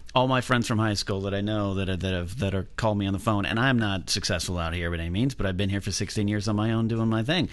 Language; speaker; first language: English; native; English